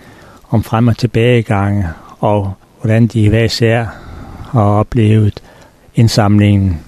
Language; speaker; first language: Danish; native; Danish